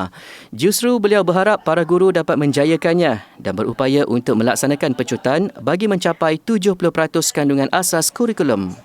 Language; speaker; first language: Malay; native; Malay